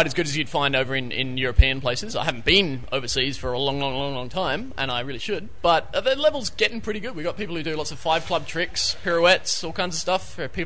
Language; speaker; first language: English; native; English